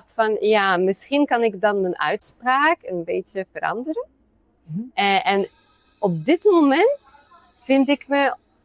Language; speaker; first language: Dutch; non-native, fluent; Polish